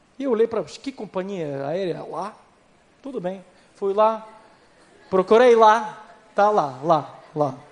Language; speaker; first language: Portuguese; non-native, fluent; Ukrainian